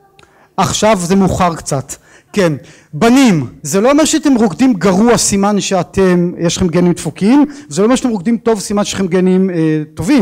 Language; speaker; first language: Hebrew; native; Hebrew